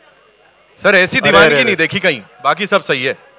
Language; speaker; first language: Hindi; native; Hindi